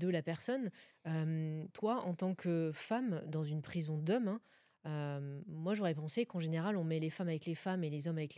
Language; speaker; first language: French; native; French